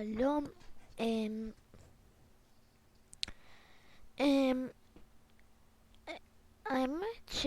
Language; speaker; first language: Hebrew; native; Hebrew